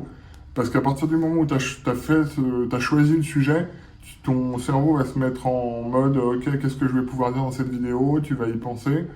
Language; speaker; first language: French; native; French